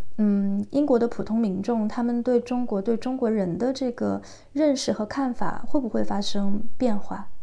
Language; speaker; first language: Chinese; native; Chinese